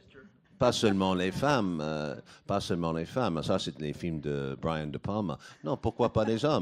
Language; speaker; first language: French; non-native, fluent; English